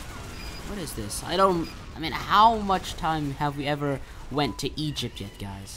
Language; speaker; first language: English; native; English